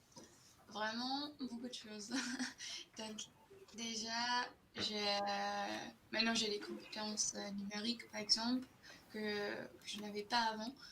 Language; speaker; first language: French; non-native, fluent; German